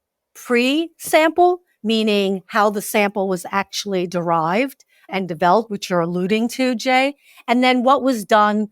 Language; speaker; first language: English; native; English